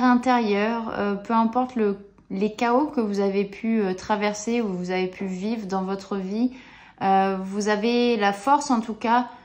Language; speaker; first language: French; native; French